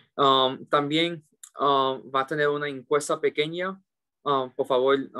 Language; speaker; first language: Spanish; early bilingual, heritage; English